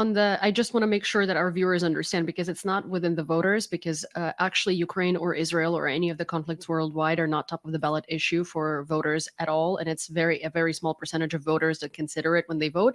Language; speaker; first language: English; non-native, fluent; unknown